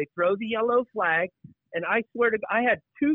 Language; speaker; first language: English; native; English